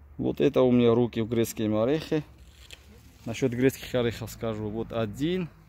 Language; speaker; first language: Russian; non-native, local second language; Georgian